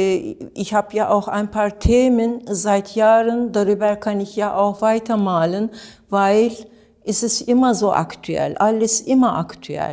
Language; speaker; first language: German; non-native, learner; Turkish